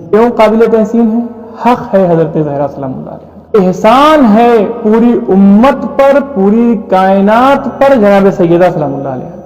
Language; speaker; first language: Urdu; native; Urdu